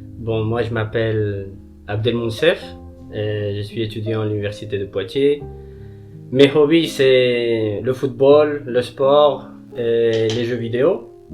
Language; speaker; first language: French; non-native, fluent; Spanish